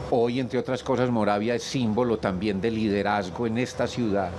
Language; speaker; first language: Spanish; native; Spanish